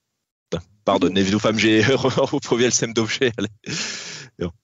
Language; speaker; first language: Czech; non-native, learner; French